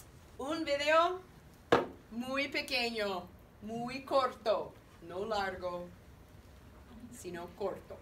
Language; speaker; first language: Spanish; non-native, fluent; English